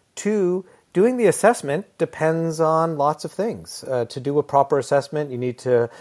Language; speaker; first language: English; native; English